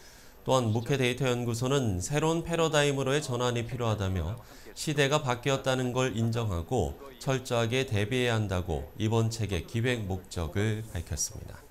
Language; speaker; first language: Korean; native; Korean